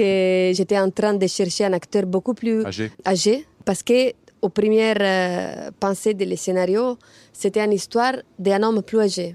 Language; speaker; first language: French; non-native, fluent; Italian